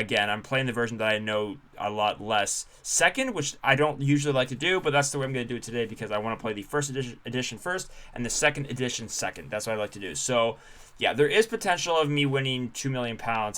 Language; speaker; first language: English; native; English